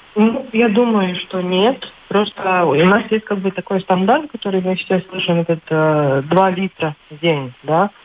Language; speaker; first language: Russian; non-native, local second language; Latvian